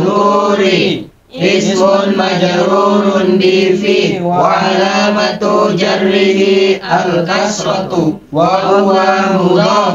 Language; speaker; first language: Arabic; non-native, learner; Indonesian